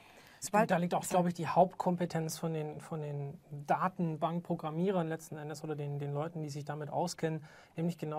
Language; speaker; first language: German; native; German